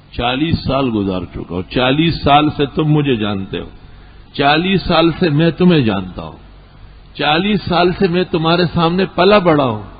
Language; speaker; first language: Urdu; non-native, local second language; Pashto